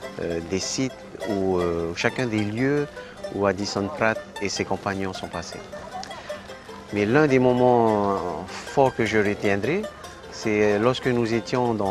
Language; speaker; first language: French; native; French